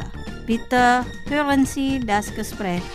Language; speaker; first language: German; non-native, fluent; Indonesian